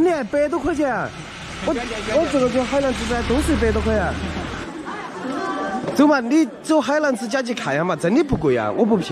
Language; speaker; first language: Chinese; native; Chinese